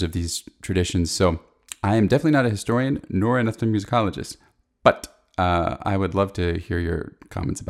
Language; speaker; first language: English; native; English